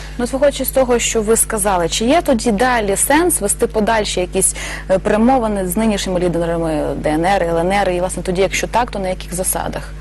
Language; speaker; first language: Ukrainian; native; Ukrainian